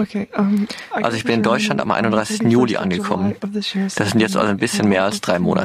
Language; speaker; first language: German; non-native, fluent; English